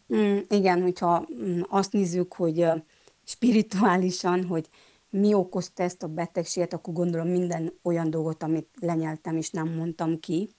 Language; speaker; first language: Hungarian; non-native, local second language; Romanian